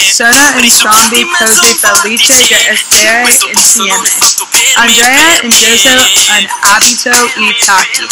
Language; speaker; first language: Italian; non-native, learner; English